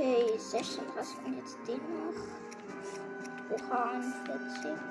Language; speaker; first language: German; native; German